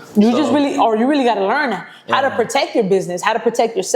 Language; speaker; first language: English; native; English